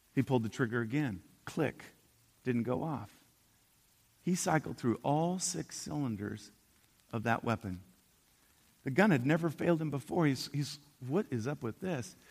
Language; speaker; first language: English; native; English